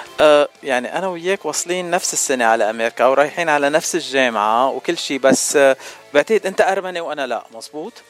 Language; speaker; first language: Arabic; native; Arabic